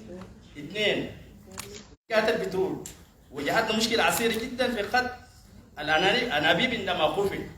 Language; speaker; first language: Arabic; native; Arabic